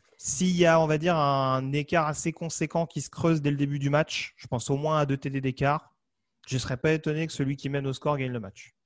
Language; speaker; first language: French; native; French